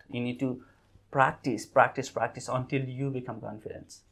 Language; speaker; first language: English; non-native, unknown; Nepali